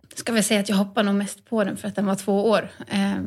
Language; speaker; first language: Swedish; native; Swedish